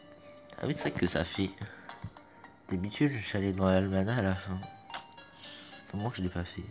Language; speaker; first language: French; native; French